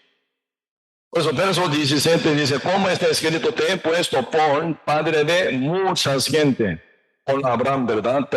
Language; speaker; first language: Spanish; non-native, learner; Korean